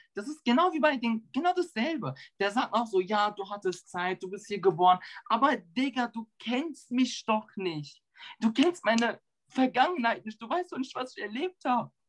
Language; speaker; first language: German; early bilingual, other home language; Turkish